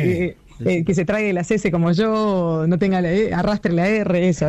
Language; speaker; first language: Spanish; native; Spanish